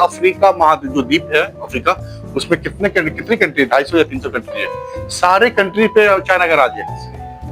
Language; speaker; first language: Hindi; native; Hindi